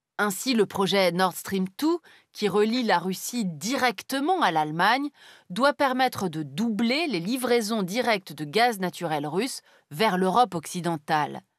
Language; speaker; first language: French; native; French